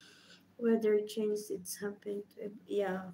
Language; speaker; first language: English; non-native, learner; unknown